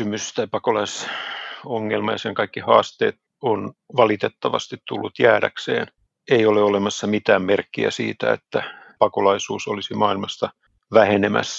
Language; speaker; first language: Finnish; native; Finnish